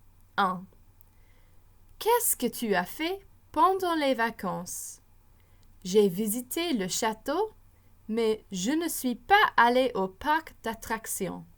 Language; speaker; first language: French; non-native, fluent; English